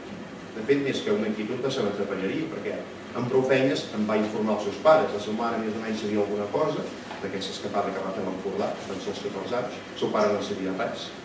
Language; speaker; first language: Catalan; native; Catalan